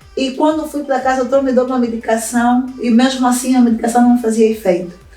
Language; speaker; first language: Portuguese; native; Portuguese